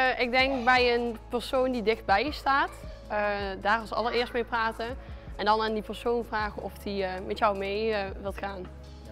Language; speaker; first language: Dutch; early bilingual, other home language; Spanish